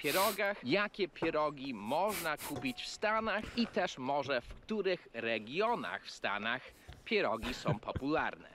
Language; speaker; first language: Polish; non-native, fluent; English